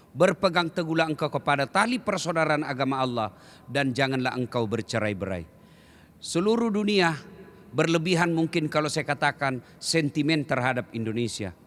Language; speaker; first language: Indonesian; native; Indonesian